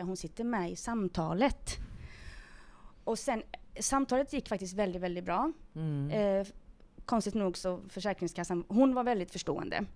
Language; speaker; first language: Swedish; native; Swedish